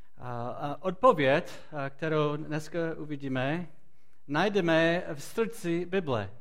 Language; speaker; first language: Czech; non-native, fluent; English